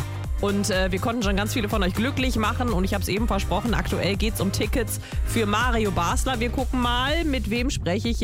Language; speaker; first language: German; native; German